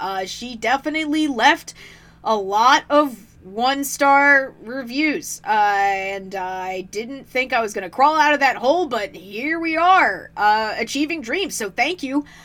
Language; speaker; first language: English; native; English